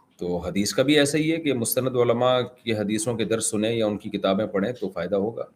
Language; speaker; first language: Urdu; native; Urdu